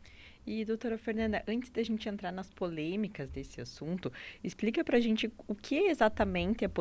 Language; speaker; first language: Portuguese; native; Portuguese